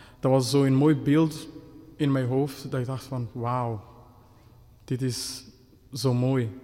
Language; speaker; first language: Dutch; non-native, fluent; Kinyarwanda